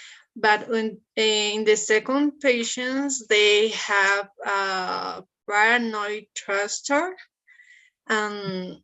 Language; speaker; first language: English; non-native, learner; Spanish